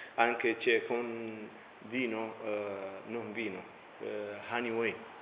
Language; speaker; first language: Italian; non-native, learner; Tigrinya